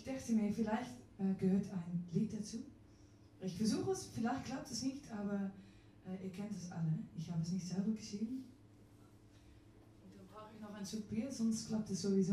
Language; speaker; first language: German; non-native, fluent; Dutch